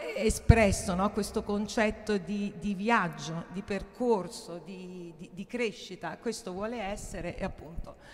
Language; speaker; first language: Italian; native; Italian